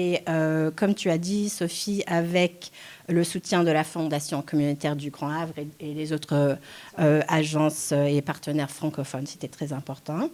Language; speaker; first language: French; non-native, local second language; English